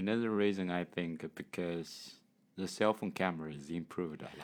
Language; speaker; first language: English; non-native, learner; Chinese